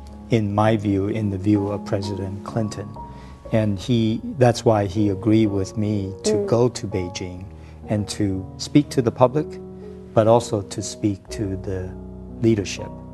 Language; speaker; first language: English; early bilingual, other home language; Chinese